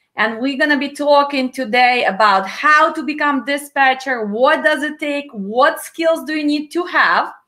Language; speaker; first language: English; non-native, fluent; Ukrainian